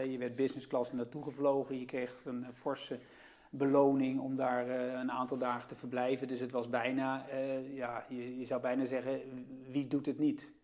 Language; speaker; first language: Dutch; native; Dutch